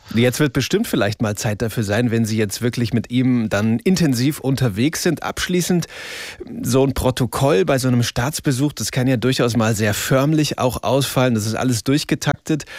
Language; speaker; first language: German; native; German